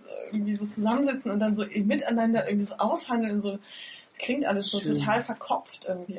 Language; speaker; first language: German; native; German